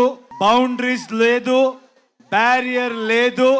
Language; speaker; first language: Telugu; non-native, fluent; Kannada